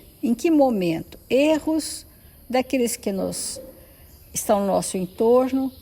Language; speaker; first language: Portuguese; native; Portuguese